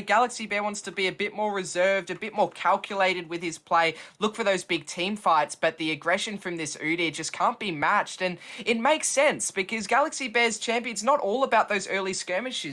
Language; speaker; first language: English; native; English